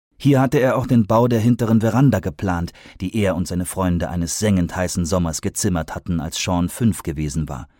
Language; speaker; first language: German; native; German